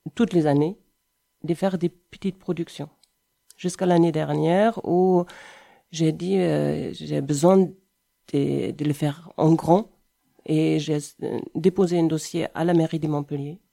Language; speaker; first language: French; non-native, fluent; German